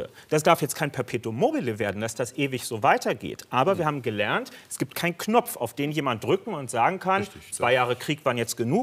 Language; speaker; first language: German; native; German